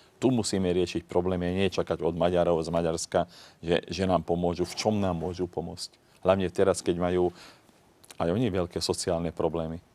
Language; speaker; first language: Slovak; non-native, local second language; Hungarian